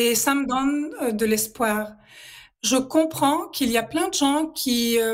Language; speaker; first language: French; non-native, local second language; Arabic